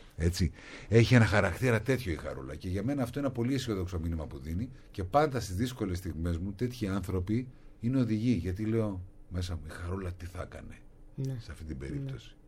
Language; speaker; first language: Greek; native; Greek